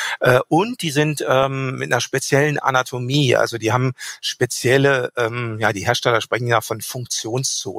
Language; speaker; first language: German; native; German